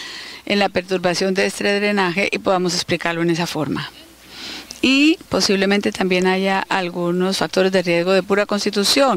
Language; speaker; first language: Spanish; native; Spanish